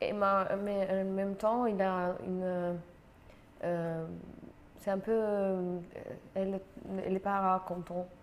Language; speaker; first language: French; non-native, fluent; Italian